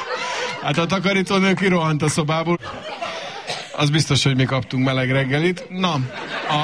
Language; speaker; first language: Hungarian; native; Hungarian